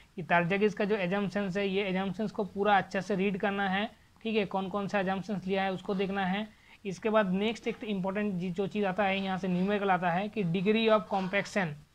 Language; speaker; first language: Hindi; non-native, local second language; Bangla